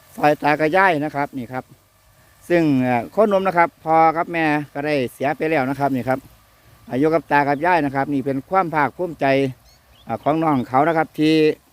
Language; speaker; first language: Thai; non-native, local second language; Northeastern Thai